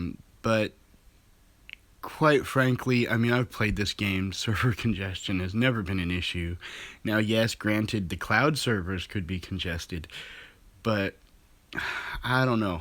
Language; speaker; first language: English; native; English